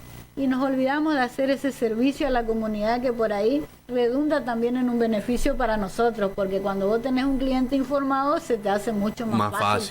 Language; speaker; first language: Spanish; native; Spanish